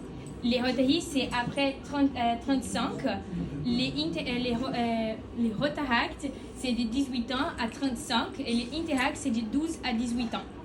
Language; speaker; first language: French; non-native, learner; Portuguese